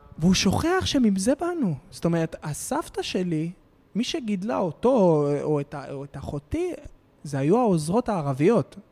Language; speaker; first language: Hebrew; native; Hebrew